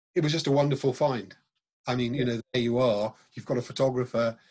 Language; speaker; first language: English; native; English